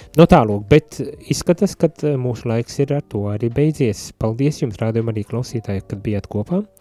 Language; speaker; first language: Latvian; native; Latvian